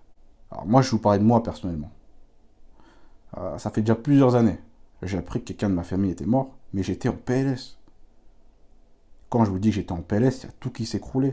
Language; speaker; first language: French; native; French